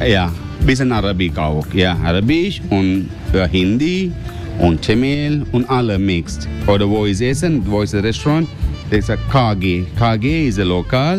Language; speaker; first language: German; non-native, learner; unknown